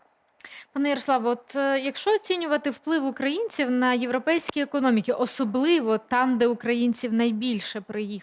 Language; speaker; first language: Ukrainian; native; Ukrainian